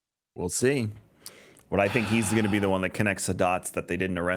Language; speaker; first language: English; native; English